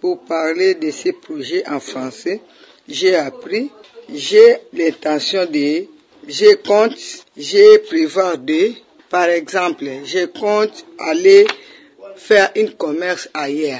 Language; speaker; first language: French; non-native, learner; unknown